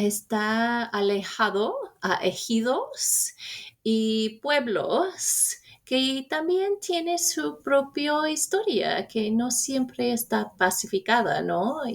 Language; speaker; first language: Spanish; non-native, fluent; English